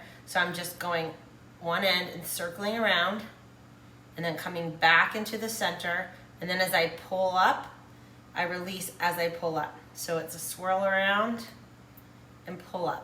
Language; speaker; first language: English; native; English